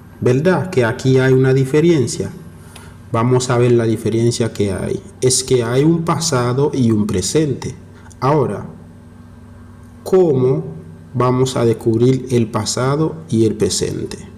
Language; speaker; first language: Spanish; non-native, fluent; Haitian Creole